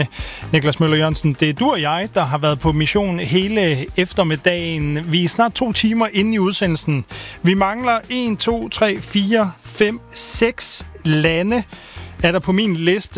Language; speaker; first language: Danish; native; Danish